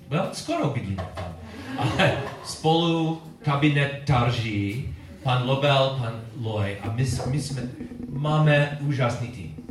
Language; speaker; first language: Czech; non-native, learner; English